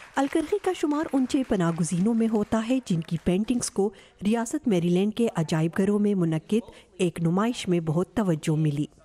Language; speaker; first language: Urdu; native; Urdu